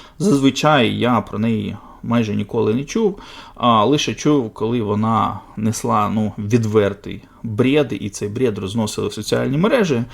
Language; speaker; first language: Ukrainian; non-native, local second language; Russian